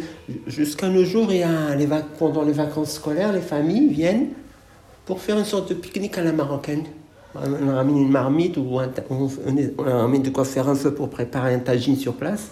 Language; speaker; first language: French; non-native, local second language; Arabic